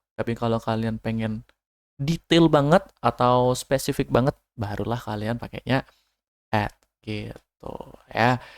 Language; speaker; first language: Indonesian; native; Indonesian